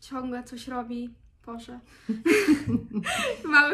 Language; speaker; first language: Polish; early bilingual, heritage; Polish